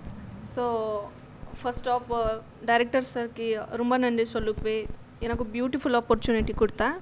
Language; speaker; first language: Tamil; non-native, learner; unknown